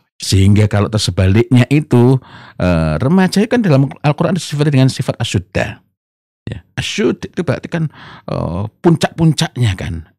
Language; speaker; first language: Indonesian; non-native, local second language; Javanese